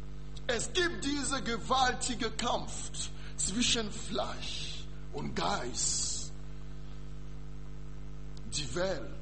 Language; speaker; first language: German; non-native, learner; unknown